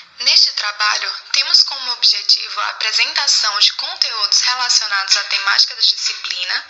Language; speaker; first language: Portuguese; native; Portuguese